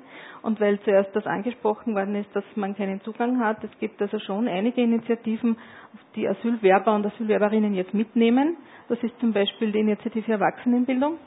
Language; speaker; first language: German; native; German